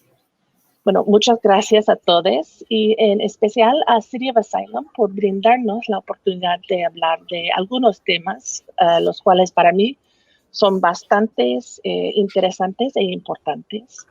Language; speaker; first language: Spanish; non-native, fluent; English